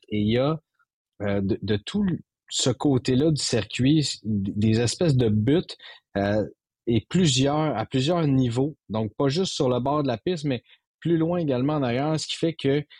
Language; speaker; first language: French; native; French